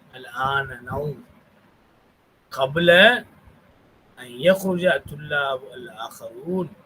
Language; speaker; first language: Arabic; non-native, fluent; Tamil